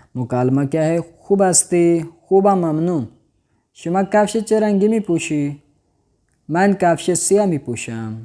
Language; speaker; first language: Persian; non-native, learner; Urdu